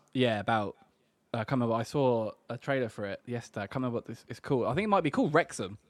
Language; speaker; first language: English; native; English